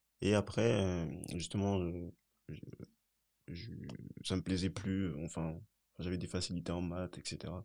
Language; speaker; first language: French; early bilingual, other home language; Haitian Creole